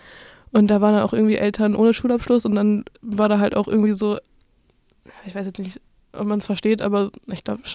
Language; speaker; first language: German; native; German